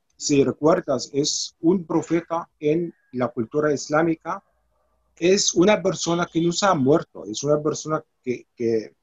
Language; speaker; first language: Spanish; non-native, fluent; Arabic